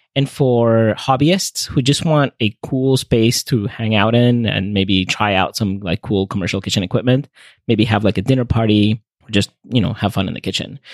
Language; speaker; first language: English; non-native, fluent; Spanish